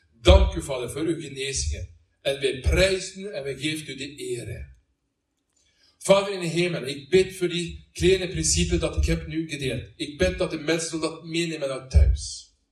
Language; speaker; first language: Dutch; non-native, learner; Norwegian